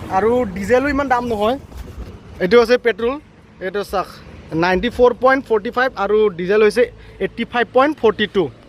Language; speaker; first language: Assamese; non-native, local second language; Karbi